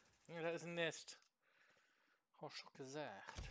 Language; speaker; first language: German; native; German